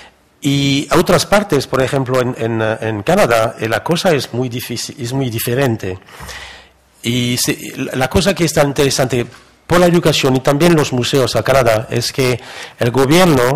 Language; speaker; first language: Spanish; non-native, fluent; French